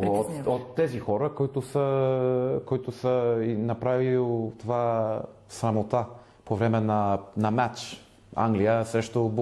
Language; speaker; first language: Bulgarian; non-native, fluent; English